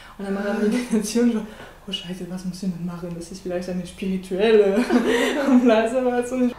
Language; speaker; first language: German; non-native, learner; French